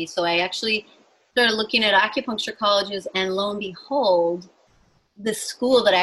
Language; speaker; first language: English; native; English